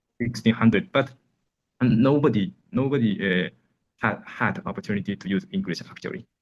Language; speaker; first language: English; non-native, learner; Japanese